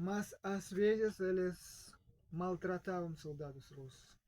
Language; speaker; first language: Portuguese; non-native, fluent; Russian